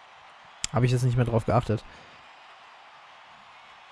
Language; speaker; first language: German; native; German